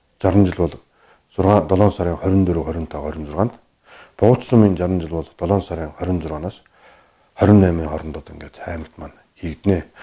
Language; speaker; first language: Mongolian; native; Mongolian